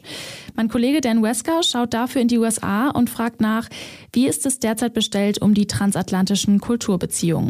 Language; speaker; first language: German; native; German